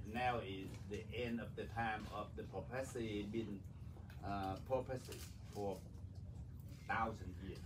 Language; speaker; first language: English; non-native, learner; Vietnamese